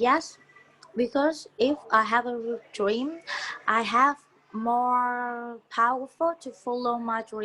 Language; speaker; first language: English; non-native, learner; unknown